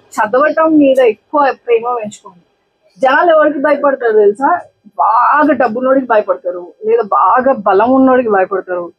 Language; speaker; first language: Telugu; native; Telugu